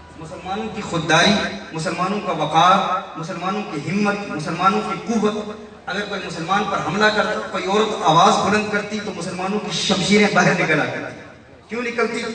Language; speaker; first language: Urdu; early bilingual, heritage; Urdu